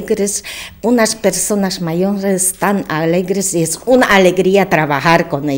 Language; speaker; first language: Spanish; non-native, learner; Polish